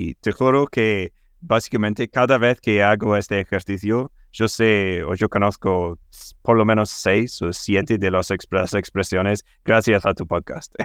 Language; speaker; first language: Spanish; non-native, fluent; English